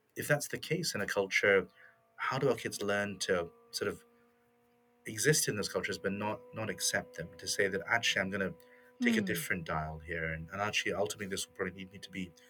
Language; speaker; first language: English; native; English